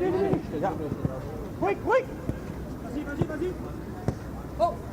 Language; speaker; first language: German; native; German